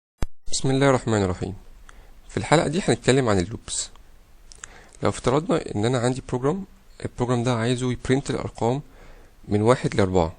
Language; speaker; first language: Arabic; native; Arabic